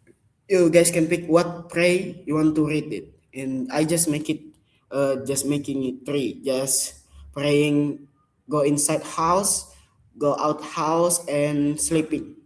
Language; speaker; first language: English; non-native, learner; Indonesian